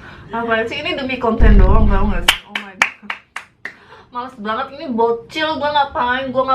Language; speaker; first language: Indonesian; early bilingual, heritage; Korean